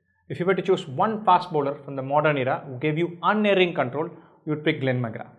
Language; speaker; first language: English; non-native, local second language; Tamil